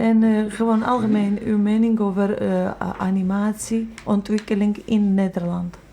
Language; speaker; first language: Dutch; non-native, fluent; Georgian